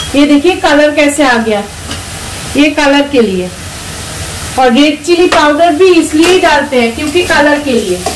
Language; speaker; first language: Hindi; native; Hindi